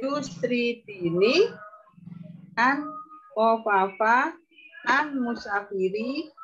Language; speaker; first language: Arabic; non-native, learner; Indonesian